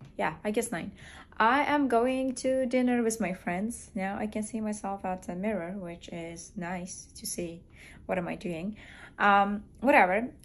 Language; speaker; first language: English; non-native, fluent; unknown